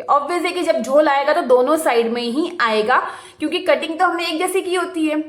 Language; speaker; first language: Hindi; native; Hindi